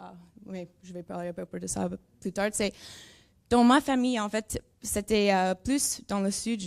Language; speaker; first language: French; non-native, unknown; English